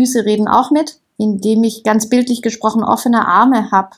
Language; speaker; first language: German; native; German